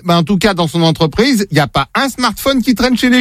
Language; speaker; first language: French; native; French